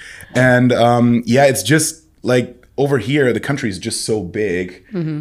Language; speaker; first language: English; non-native, fluent; German